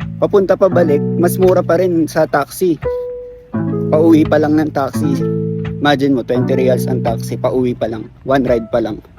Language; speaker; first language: Filipino; native; Filipino